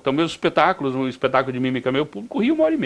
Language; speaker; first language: Portuguese; native; Portuguese